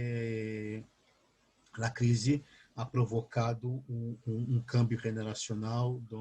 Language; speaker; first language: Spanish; non-native, fluent; Portuguese